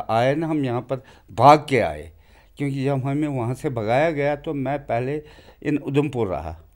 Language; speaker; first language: Hindi; non-native, local second language; Kashmiri